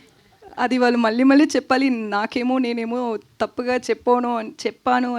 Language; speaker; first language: Telugu; non-native, learner; Tamil